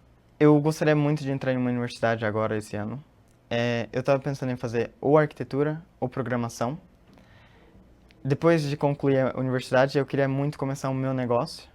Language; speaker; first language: Portuguese; early bilingual, heritage; Portuguese